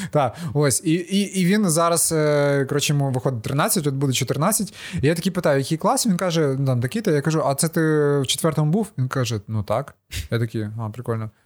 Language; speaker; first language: Ukrainian; non-native, local second language; Russian